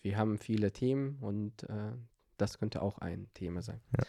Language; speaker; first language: German; non-native, fluent; Arabic